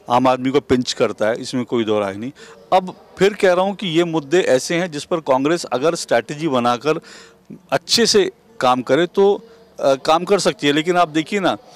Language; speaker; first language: Hindi; native; Hindi